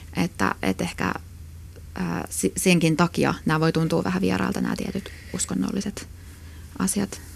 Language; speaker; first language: Finnish; native; Finnish